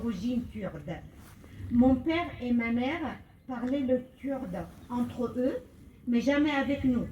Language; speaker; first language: French; non-native, fluent; Arabic